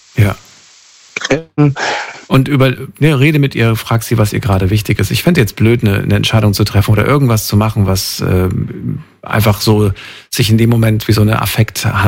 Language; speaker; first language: German; native; German